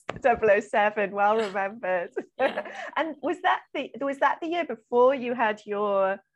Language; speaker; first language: English; native; English